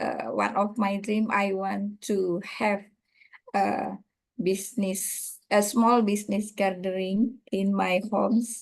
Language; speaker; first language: English; non-native, learner; Indonesian